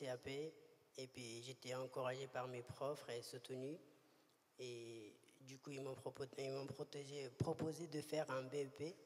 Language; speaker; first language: French; early bilingual, other home language; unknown